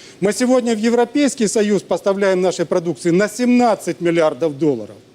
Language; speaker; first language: Russian; native; Russian